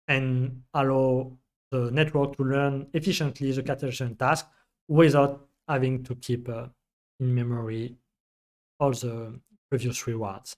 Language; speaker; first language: English; non-native, fluent; French